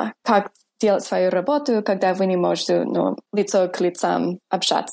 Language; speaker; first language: Russian; non-native, fluent; English